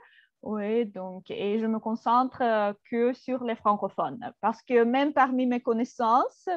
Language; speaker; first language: French; non-native, fluent; Russian